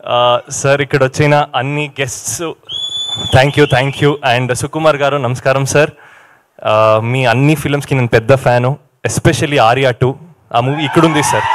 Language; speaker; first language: Telugu; non-native, learner; Kannada